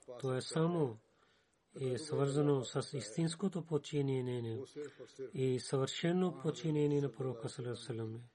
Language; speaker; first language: Bulgarian; non-native, learner; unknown